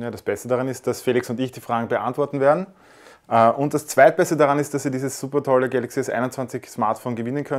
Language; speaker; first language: German; native; German